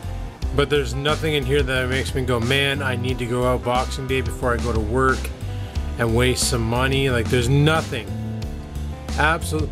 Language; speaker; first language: English; native; English